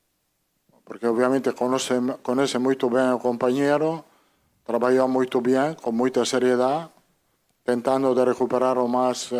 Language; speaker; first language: Portuguese; non-native, fluent; Italian